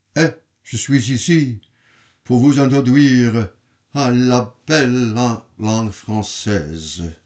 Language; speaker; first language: French; non-native, fluent; English